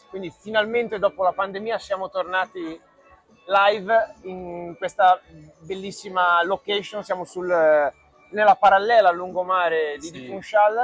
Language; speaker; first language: Italian; native; Italian